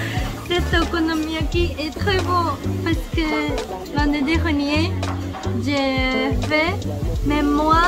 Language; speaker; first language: French; non-native, learner; Japanese